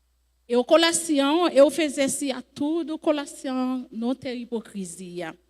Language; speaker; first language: Portuguese; non-native, learner; French